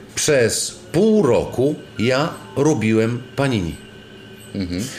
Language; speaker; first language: Polish; non-native, fluent; Italian